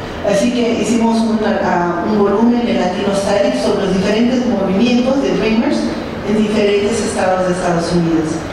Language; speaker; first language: Spanish; early bilingual, heritage; Spanish